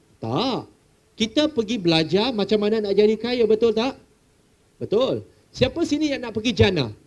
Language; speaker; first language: Malay; non-native, local second language; Chinese